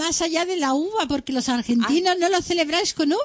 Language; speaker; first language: Spanish; native; Spanish